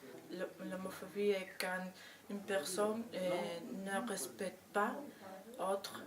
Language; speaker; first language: French; non-native, learner; Spanish